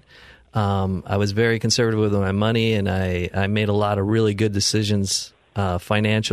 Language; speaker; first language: English; native; English